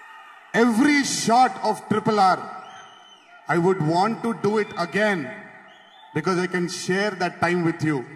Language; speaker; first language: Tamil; non-native, fluent; Telugu